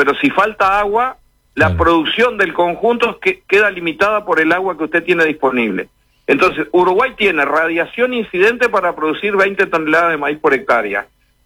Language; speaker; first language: Spanish; native; Spanish